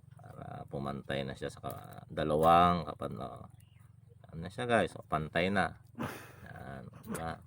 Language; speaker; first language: Filipino; non-native, local second language; Iloko